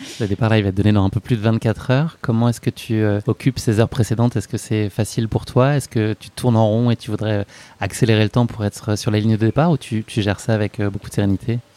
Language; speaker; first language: French; native; French